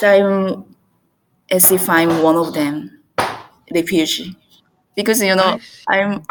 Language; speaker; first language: English; non-native, learner; Korean